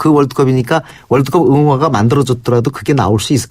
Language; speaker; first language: Korean; native; Korean